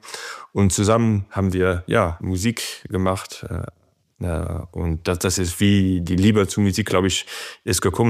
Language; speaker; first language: German; non-native, fluent; French